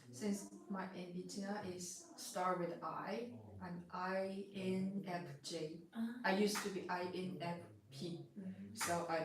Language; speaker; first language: English; non-native, fluent; Chinese